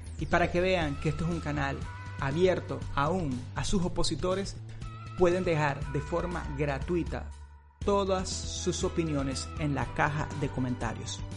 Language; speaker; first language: Spanish; native; Spanish